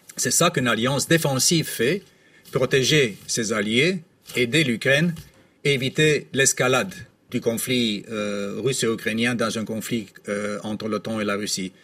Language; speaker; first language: French; non-native, fluent; Romanian